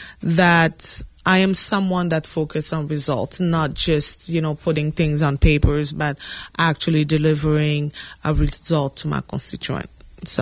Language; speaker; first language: English; non-native, fluent; French